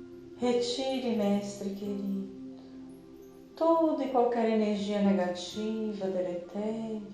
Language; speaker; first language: Portuguese; native; Portuguese